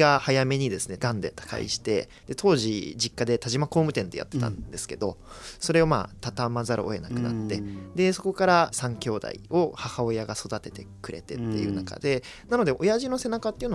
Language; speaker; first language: Japanese; native; Japanese